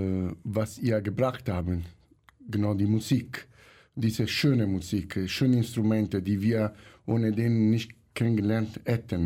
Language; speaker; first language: German; non-native, fluent; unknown